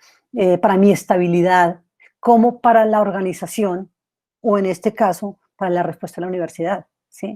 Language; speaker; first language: Spanish; native; Spanish